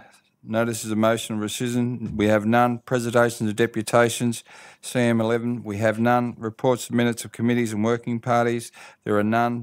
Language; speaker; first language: English; native; English